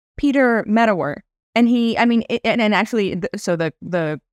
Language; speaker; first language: English; non-native, local second language; Hindi